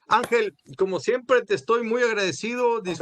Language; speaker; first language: Spanish; native; Spanish